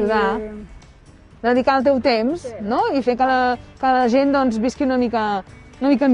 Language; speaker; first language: Catalan; native; Catalan